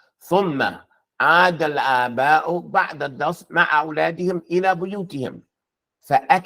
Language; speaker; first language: Arabic; non-native, fluent; English